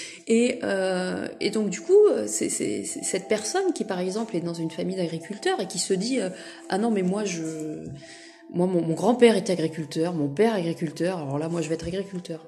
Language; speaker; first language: French; native; French